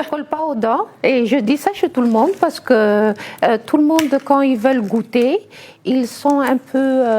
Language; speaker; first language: French; non-native, fluent; Greek